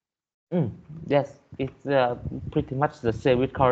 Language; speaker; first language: English; non-native, learner; Vietnamese